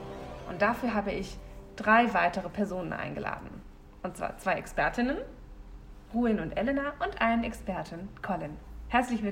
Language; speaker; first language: German; native; German